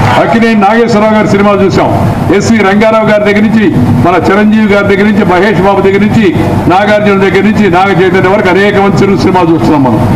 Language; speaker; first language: Telugu; native; Telugu